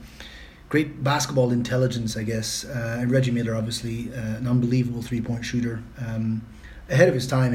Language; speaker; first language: English; non-native, fluent; Dutch